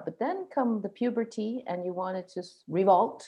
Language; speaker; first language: English; non-native, fluent; Swedish